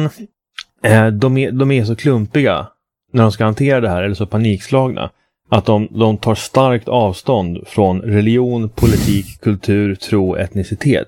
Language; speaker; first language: Swedish; native; Swedish